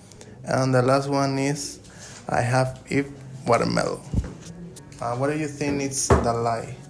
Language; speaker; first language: English; non-native, learner; Spanish